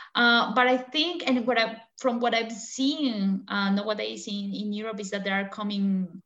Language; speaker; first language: English; non-native, fluent; Spanish